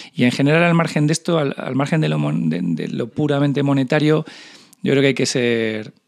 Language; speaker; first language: Spanish; native; Spanish